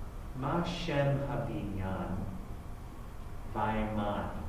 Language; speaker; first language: Hebrew; non-native, fluent; English